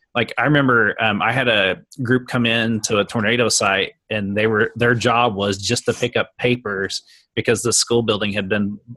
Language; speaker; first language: English; native; English